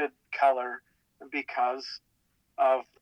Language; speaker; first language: English; native; English